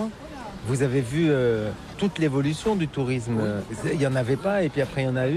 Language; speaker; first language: French; native; French